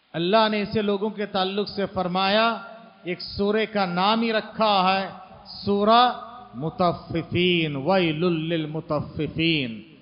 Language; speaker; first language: Hindi; native; Hindi